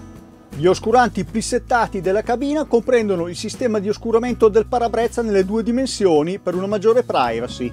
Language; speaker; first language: Italian; native; Italian